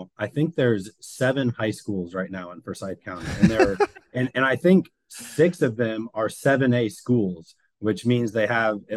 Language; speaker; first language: English; native; English